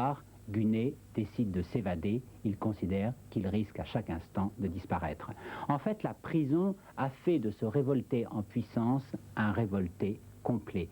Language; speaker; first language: French; native; French